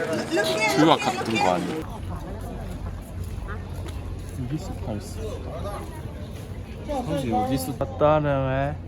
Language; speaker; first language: Korean; non-native, learner; Japanese